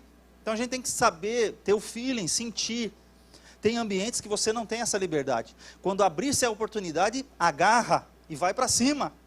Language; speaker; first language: Portuguese; native; Portuguese